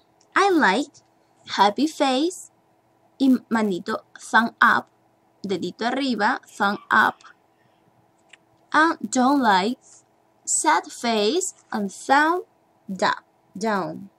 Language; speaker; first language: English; non-native, learner; Spanish